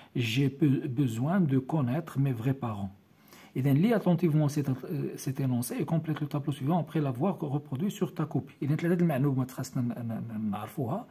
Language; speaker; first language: French; non-native, local second language; Arabic